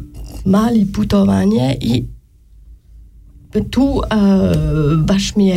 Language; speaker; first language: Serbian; non-native, learner; French